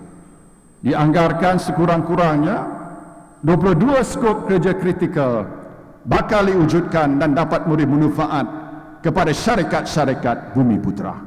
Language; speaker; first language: Malay; native; Malay